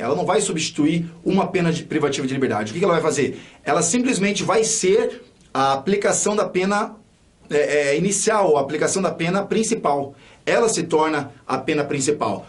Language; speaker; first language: Portuguese; native; Portuguese